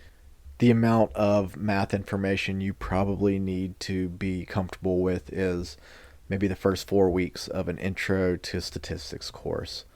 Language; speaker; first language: English; native; English